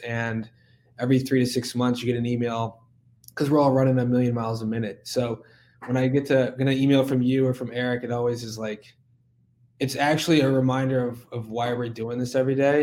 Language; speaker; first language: English; native; English